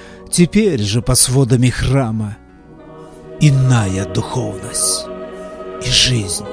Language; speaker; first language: Russian; native; Russian